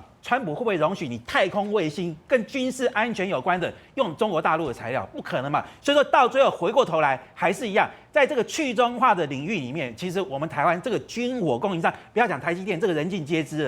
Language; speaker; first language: Chinese; native; Chinese